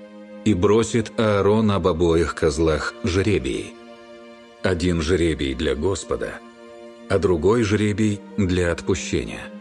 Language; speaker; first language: Russian; native; Russian